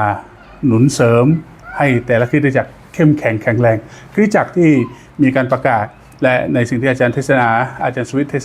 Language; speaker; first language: Thai; native; Thai